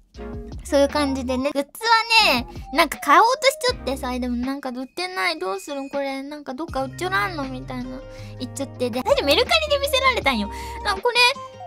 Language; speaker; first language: Japanese; native; Japanese